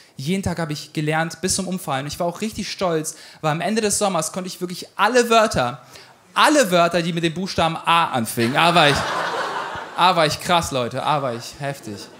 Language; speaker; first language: German; early bilingual, other home language; Ukrainian